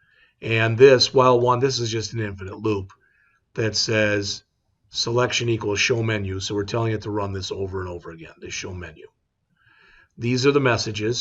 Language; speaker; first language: English; native; English